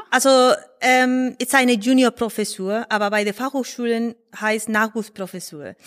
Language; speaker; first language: German; non-native, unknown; Spanish